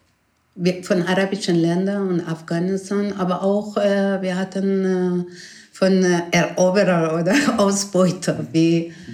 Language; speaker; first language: German; non-native, fluent; Persian